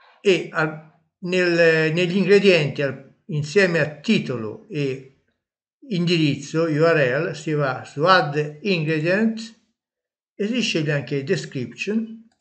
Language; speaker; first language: Italian; native; Italian